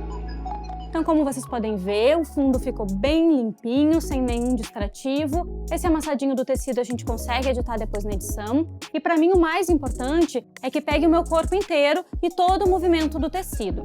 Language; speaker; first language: Portuguese; native; Portuguese